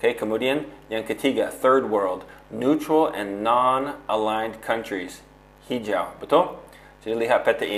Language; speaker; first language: Indonesian; non-native, fluent; English